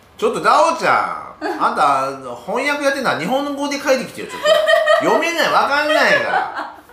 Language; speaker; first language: Japanese; native; Japanese